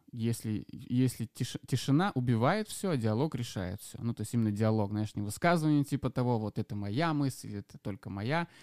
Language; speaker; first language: Russian; native; Russian